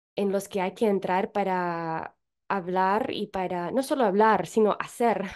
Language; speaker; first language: Spanish; non-native, fluent; English